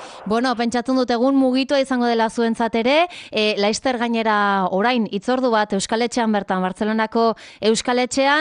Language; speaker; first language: Basque; native; Basque